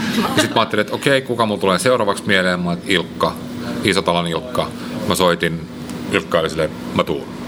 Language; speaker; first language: Finnish; native; Finnish